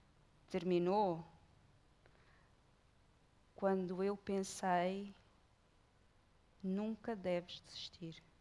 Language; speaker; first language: Portuguese; native; Portuguese